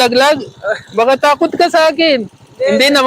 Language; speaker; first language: Filipino; non-native, learner; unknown